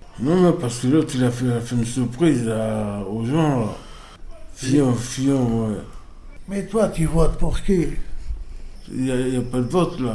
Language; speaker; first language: French; non-native, learner; Arabic